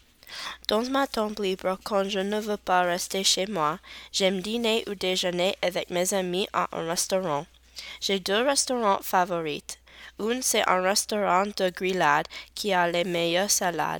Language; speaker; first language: French; non-native, learner; English